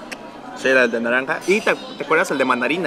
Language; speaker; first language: Spanish; native; Spanish